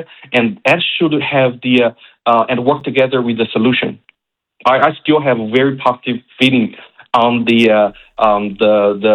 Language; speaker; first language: English; non-native, fluent; Chinese